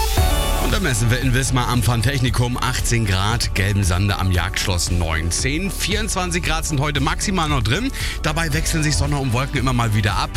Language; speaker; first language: German; native; German